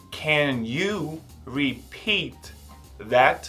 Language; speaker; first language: English; non-native, fluent; Portuguese